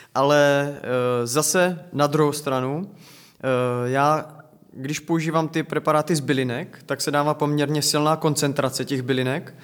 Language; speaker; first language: Czech; native; Czech